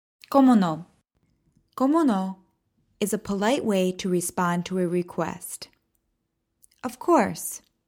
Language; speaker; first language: Spanish; non-native, fluent; English